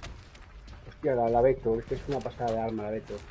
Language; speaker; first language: Spanish; native; Spanish